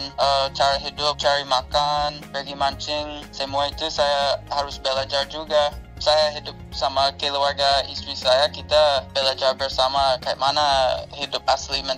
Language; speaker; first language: Indonesian; non-native, fluent; English